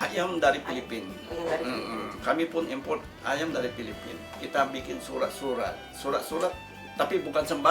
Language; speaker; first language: Indonesian; non-native, local second language; Tetum